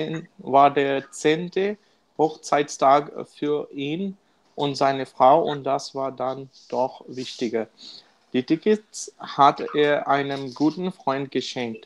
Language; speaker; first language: German; non-native, learner; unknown